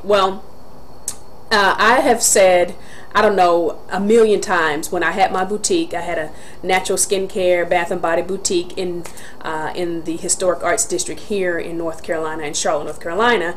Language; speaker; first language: English; native; English